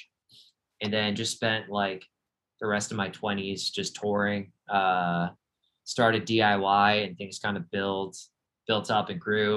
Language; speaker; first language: English; native; English